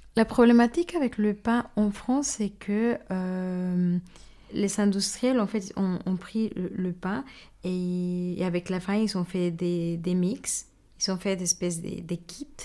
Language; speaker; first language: French; non-native, fluent; Spanish